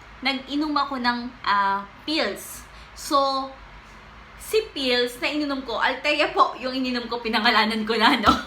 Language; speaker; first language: Filipino; native; Filipino